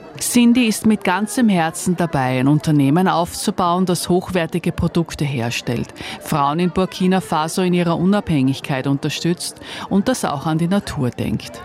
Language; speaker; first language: German; native; German